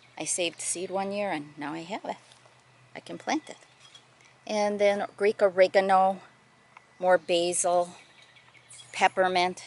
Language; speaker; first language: English; native; English